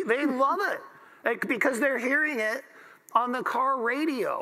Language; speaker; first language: English; native; English